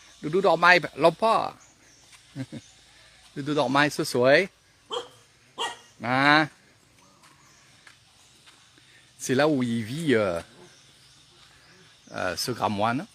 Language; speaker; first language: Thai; non-native, learner; French